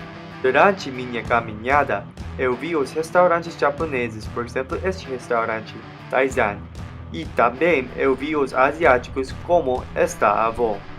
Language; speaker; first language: Portuguese; non-native, learner; English